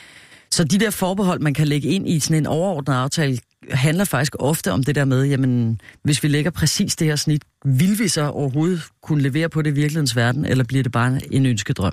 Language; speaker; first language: Danish; native; Danish